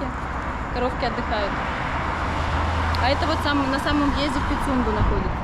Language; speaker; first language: Russian; native; Russian